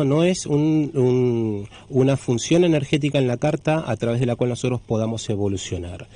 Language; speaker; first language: Spanish; native; Spanish